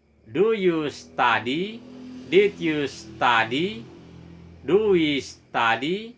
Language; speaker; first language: English; non-native, fluent; Indonesian